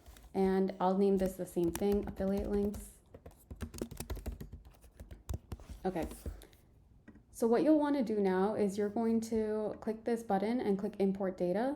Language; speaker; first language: English; native; English